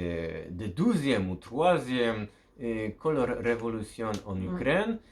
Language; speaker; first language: French; non-native, fluent; Polish